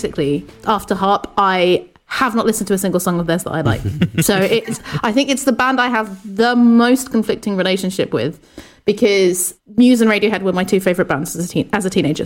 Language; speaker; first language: English; native; English